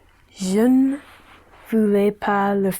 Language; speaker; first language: French; non-native, learner; English